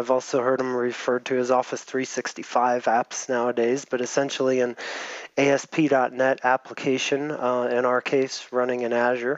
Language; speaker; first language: English; native; English